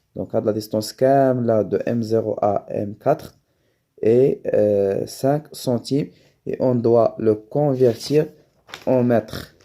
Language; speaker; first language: French; non-native, local second language; Arabic